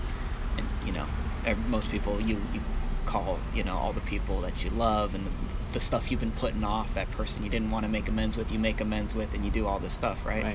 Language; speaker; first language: English; native; English